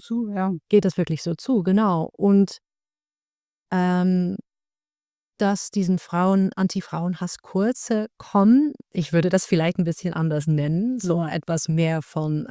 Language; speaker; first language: German; non-native, learner; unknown